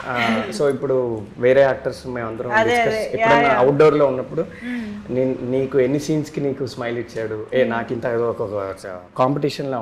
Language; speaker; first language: Telugu; native; Telugu